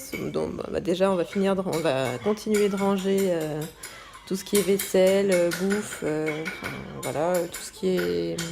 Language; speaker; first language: French; native; French